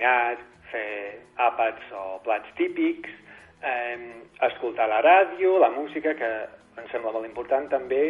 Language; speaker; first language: Catalan; non-native, fluent; English